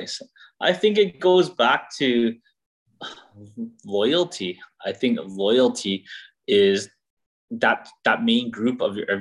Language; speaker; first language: English; native; English